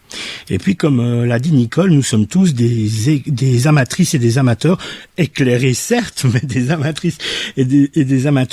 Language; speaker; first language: French; native; French